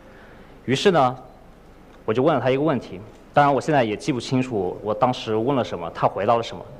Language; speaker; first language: Chinese; native; Chinese